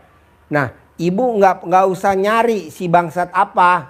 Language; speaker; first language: Indonesian; native; Indonesian